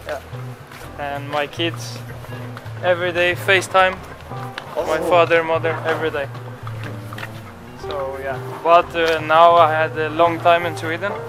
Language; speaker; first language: English; non-native, fluent; Swedish